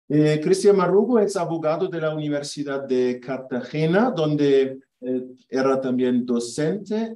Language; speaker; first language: Spanish; non-native, fluent; German